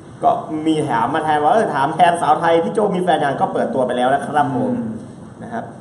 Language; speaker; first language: Thai; native; Thai